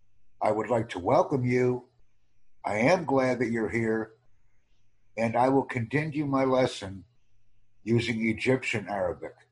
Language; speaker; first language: English; non-native, fluent; Romanian